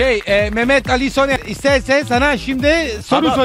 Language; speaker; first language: Turkish; non-native, learner; Italian